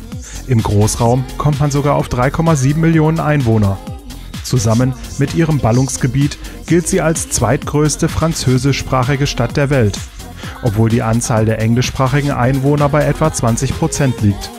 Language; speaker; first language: German; native; German